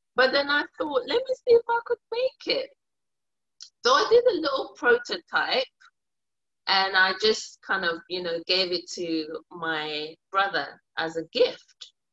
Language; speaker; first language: English; early bilingual, other home language; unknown